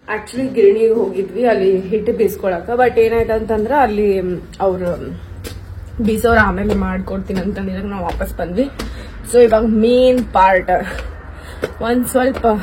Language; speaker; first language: Kannada; non-native, local second language; Lambadi